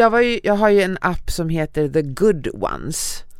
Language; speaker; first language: Swedish; native; Swedish